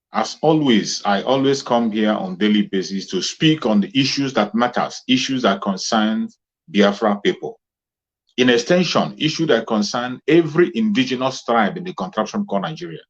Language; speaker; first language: English; non-native, local second language; Igbo